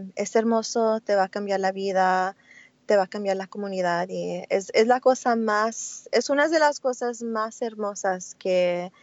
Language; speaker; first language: Spanish; early bilingual, heritage; Spanish